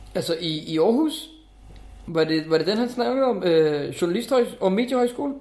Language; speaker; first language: Danish; native; Danish